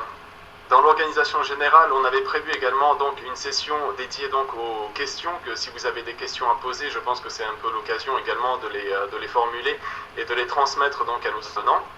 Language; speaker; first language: French; native; French